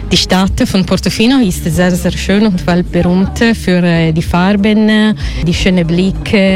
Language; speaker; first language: German; non-native, learner; Italian